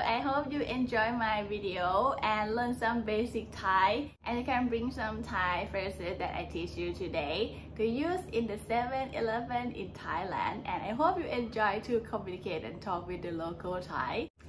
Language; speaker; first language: English; non-native, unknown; Thai